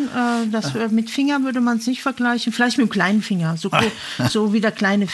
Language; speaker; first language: German; native; German